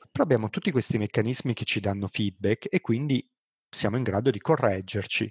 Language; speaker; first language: Italian; native; Italian